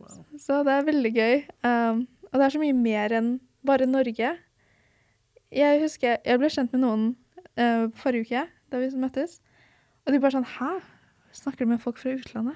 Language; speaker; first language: Norwegian; early bilingual, other home language; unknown